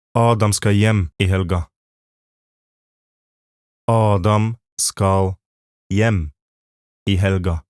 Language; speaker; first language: Norwegian; non-native, fluent; Polish